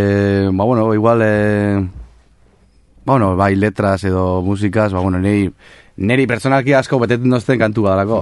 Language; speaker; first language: Basque; native; Basque